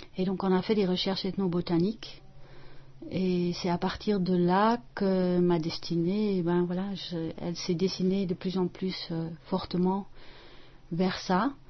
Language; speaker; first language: French; non-native, fluent; Dutch